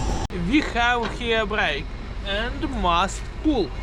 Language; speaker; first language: English; non-native, learner; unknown